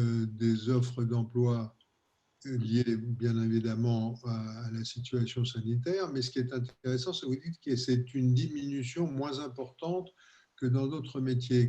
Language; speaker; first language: French; native; French